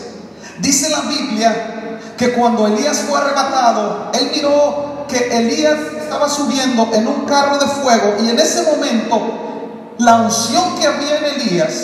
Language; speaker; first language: Spanish; native; Spanish